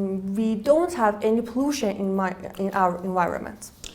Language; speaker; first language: English; non-native, learner; Persian